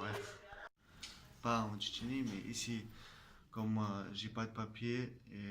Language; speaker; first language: French; non-native, fluent; Chechen